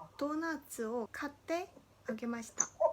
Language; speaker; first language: Japanese; non-native, learner; Korean